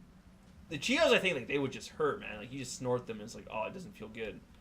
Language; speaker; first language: English; native; English